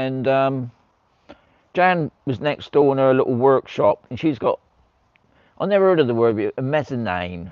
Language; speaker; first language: English; native; English